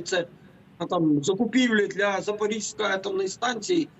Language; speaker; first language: Ukrainian; native; Ukrainian